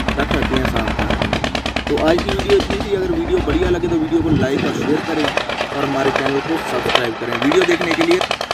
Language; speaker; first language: Hindi; non-native, local second language; Punjabi